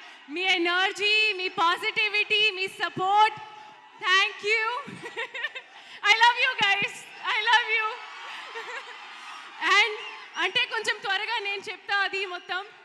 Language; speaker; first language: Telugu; non-native, learner; Hindi